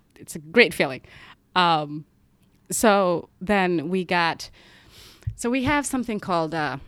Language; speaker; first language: English; non-native, local second language; Somali